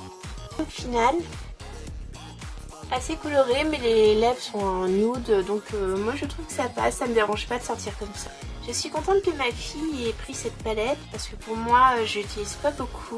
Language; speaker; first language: French; native; French